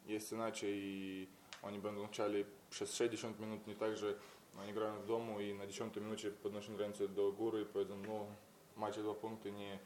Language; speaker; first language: Polish; non-native, fluent; Belarusian